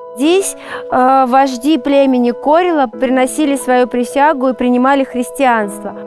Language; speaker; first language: Russian; native; Russian